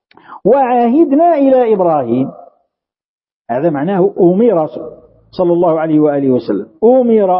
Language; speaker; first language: Arabic; native; Arabic